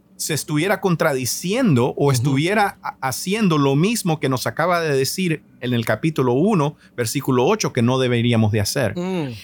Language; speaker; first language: Spanish; native; Spanish